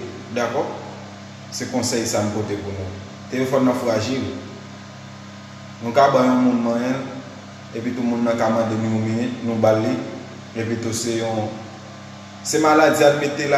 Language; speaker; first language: French; non-native, learner; Haitian Creole